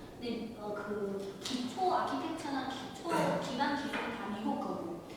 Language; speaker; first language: Korean; non-native, fluent; Chinese